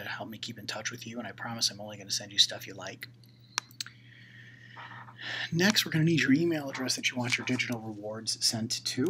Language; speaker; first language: English; native; English